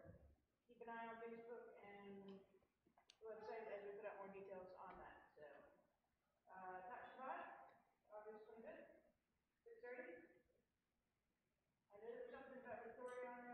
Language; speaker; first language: English; native; English